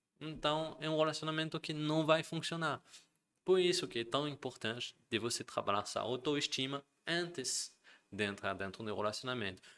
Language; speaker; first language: Portuguese; non-native, fluent; French